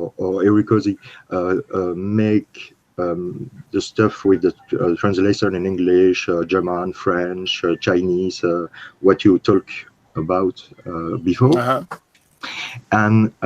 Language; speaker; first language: English; non-native, learner; French